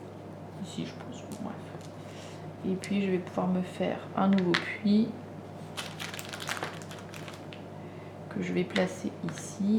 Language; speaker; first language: French; native; French